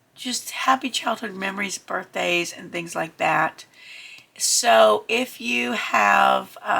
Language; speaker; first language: English; native; English